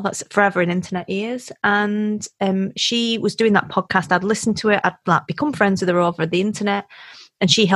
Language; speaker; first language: English; native; English